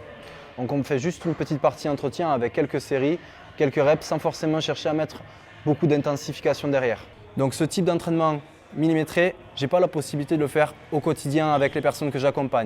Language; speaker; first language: French; native; French